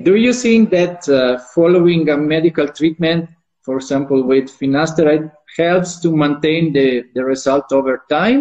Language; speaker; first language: English; non-native, fluent; Italian